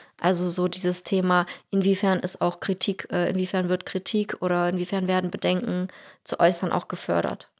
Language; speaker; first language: German; early bilingual, heritage; Russian